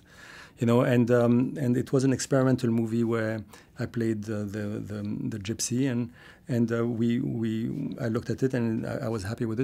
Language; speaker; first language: English; non-native, fluent; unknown